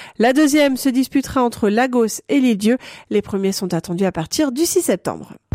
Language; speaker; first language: French; native; French